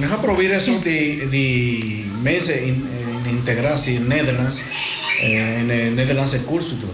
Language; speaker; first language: Dutch; non-native, learner; Spanish